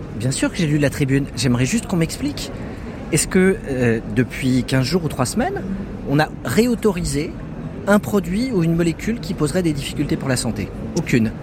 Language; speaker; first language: French; native; French